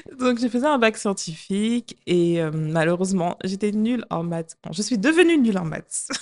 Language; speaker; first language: French; native; French